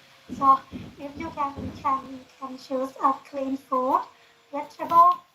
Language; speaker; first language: English; non-native, learner; Thai